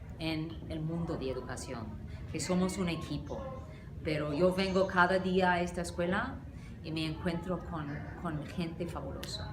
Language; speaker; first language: Spanish; non-native, fluent; English